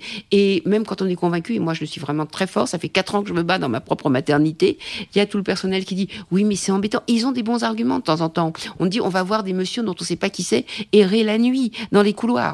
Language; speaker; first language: French; native; French